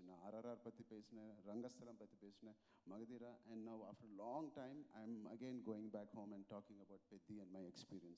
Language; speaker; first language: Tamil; non-native, learner; Telugu